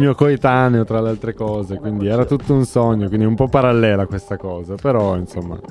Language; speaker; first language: Italian; native; Italian